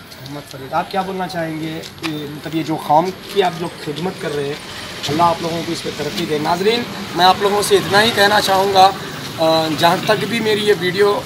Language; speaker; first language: Hindi; non-native, local second language; Urdu